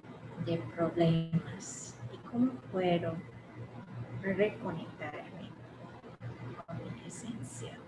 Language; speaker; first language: Spanish; early bilingual, heritage; English